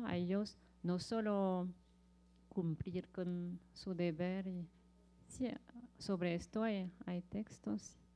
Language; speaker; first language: Spanish; non-native, fluent; French